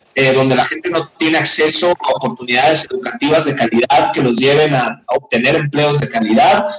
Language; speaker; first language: Spanish; native; Spanish